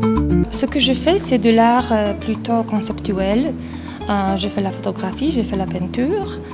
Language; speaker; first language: French; non-native, fluent; Polish